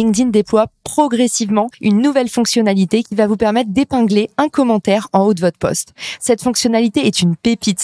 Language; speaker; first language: French; native; French